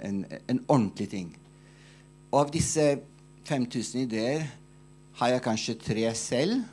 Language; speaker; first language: Norwegian; non-native, fluent; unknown